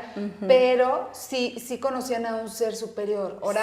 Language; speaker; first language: Spanish; native; Spanish